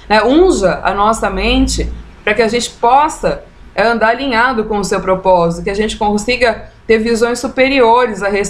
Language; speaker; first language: Portuguese; native; Portuguese